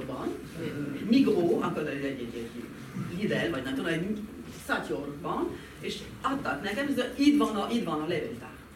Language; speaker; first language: Hungarian; non-native, fluent; French